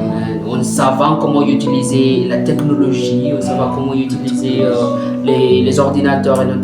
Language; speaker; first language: French; non-native, learner; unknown